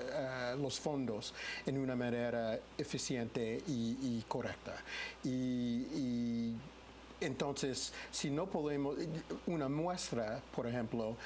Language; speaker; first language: Spanish; non-native, fluent; English